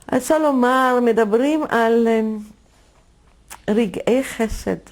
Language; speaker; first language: Hebrew; non-native, fluent; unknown